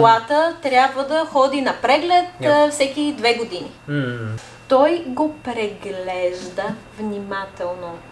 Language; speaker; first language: Bulgarian; non-native, fluent; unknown